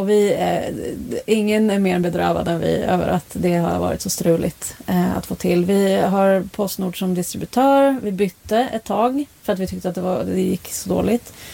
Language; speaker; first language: Swedish; native; Swedish